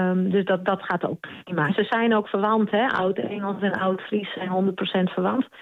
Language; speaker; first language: Dutch; non-native, local second language; Western Frisian